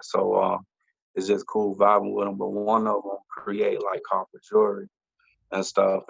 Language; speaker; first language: English; native; English